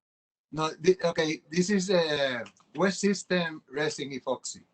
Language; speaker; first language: English; non-native, local second language; Spanish